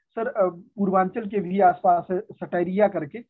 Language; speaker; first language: Hindi; native; Hindi